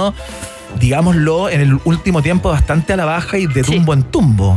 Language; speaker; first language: Spanish; native; Spanish